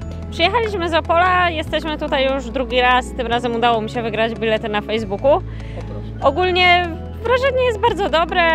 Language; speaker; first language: Polish; native; Polish